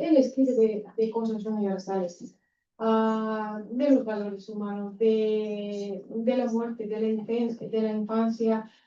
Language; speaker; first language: Spanish; non-native, fluent; Bulgarian